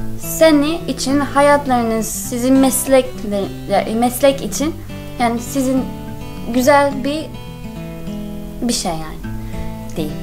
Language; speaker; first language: Turkish; non-native, learner; English